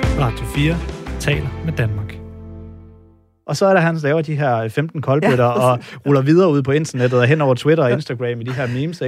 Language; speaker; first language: Danish; native; Danish